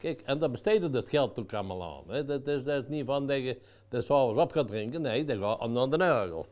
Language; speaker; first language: Dutch; native; Dutch